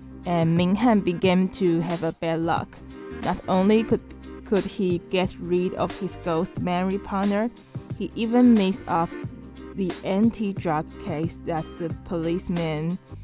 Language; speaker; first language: English; non-native, learner; Chinese